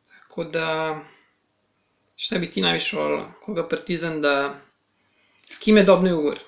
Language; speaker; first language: Serbian; native; Serbian